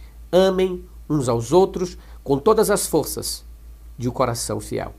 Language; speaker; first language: Portuguese; native; Portuguese